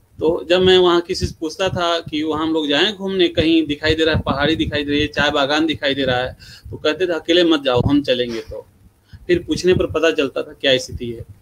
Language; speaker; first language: Hindi; non-native, local second language; Bhojpuri